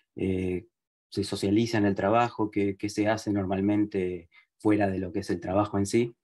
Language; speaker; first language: Spanish; native; Spanish